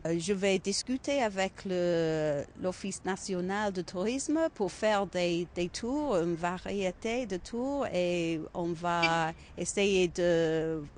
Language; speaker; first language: French; non-native, fluent; English